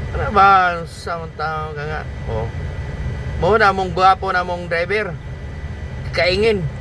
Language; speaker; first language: Filipino; non-native, local second language; Cebuano